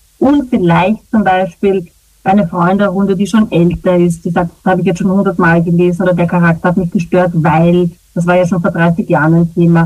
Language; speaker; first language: German; native; German